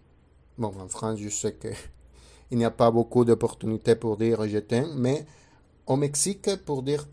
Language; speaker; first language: French; non-native, fluent; Spanish